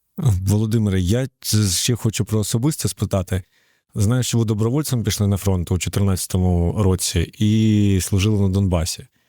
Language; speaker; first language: Ukrainian; native; Ukrainian